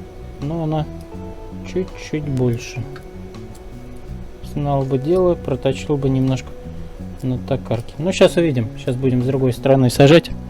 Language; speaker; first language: Russian; native; Russian